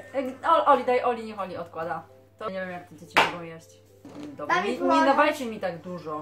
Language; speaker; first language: Polish; native; Polish